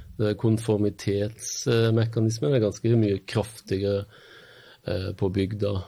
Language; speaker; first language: Norwegian; native; Norwegian